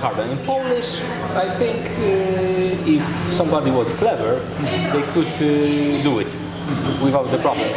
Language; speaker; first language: English; non-native, learner; Polish